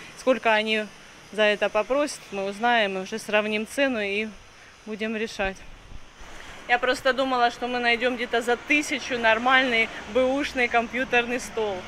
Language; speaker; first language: Russian; native; Russian